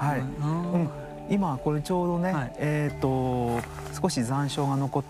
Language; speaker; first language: Japanese; native; Japanese